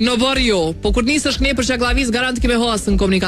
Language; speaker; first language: Albanian; native; Albanian